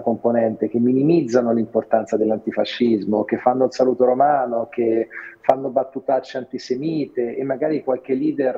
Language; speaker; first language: Italian; native; Italian